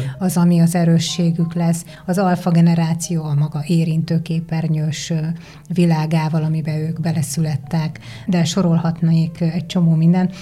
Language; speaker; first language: Hungarian; native; Hungarian